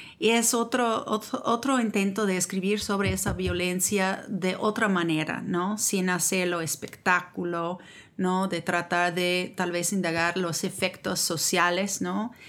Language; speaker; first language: Spanish; non-native, fluent; English